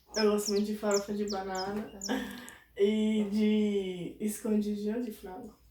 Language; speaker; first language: Portuguese; non-native, fluent; Italian